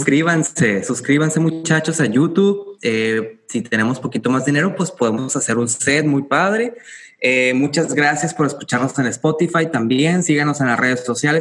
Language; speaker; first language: Spanish; native; Spanish